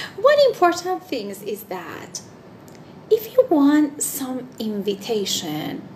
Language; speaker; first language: English; non-native, fluent; Persian